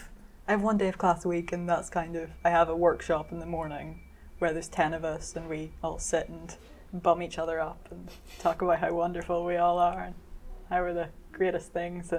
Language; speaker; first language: English; native; English